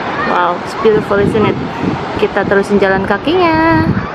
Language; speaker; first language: English; non-native, fluent; Indonesian